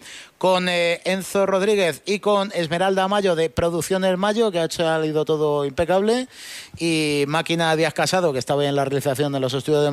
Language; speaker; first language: Spanish; native; Spanish